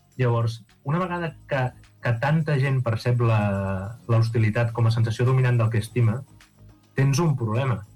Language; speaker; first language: Catalan; native; Catalan